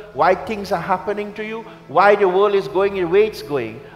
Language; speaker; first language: English; native; English